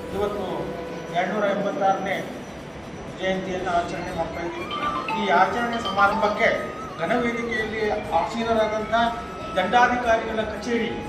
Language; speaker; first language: Kannada; non-native, local second language; Lambadi